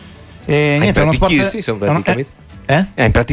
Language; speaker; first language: Italian; native; Italian